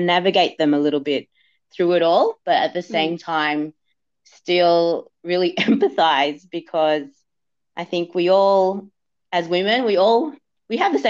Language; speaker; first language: English; native; English